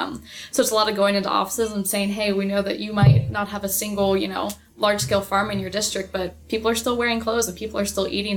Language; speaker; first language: English; native; English